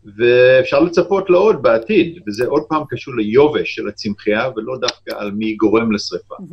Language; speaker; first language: Hebrew; non-native, fluent; English